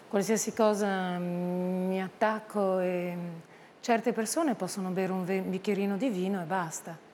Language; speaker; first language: Italian; early bilingual, heritage; Italian